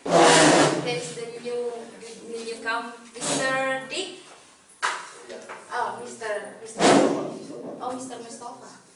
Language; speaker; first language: English; non-native, learner; Indonesian